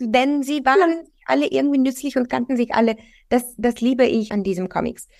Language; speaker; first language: German; non-native, fluent; Bulgarian